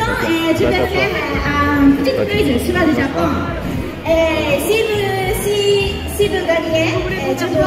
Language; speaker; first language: French; non-native, learner; Japanese